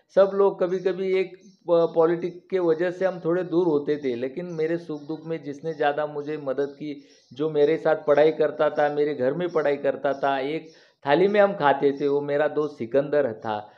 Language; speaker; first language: Hindi; non-native, local second language; Marathi